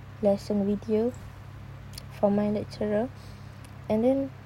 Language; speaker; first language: English; non-native, learner; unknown